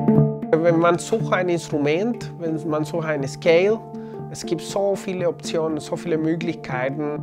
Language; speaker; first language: German; non-native, fluent; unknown